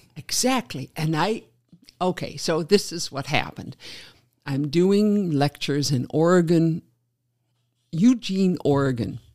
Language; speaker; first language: English; non-native, fluent; Dutch